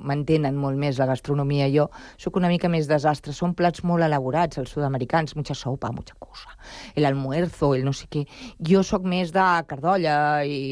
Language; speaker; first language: Catalan; early bilingual, other home language; Spanish